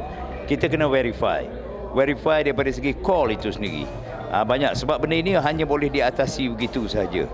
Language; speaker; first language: Malay; native; Malay